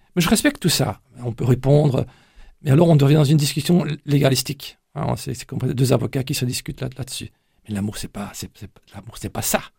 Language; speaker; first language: French; native; French